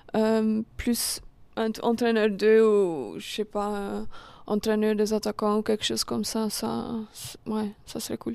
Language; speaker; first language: French; non-native, local second language; Dutch